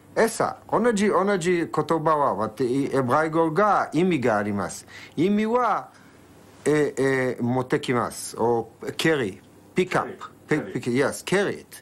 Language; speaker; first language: Japanese; non-native, learner; Hebrew